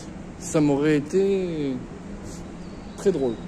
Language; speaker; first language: French; native; French